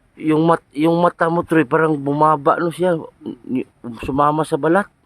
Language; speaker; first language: Filipino; non-native, local second language; Cebuano